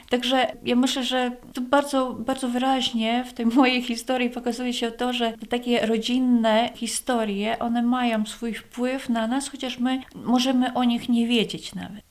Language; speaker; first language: Polish; non-native, fluent; Latvian